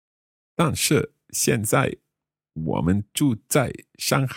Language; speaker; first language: Chinese; non-native, learner; English